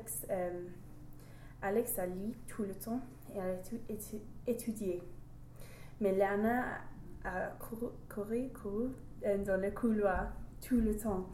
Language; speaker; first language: French; non-native, learner; English